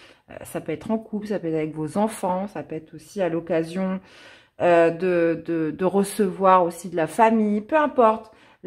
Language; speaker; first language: French; native; French